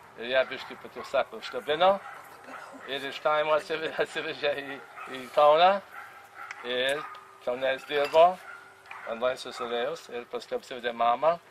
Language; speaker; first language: Lithuanian; early bilingual, heritage; Lithuanian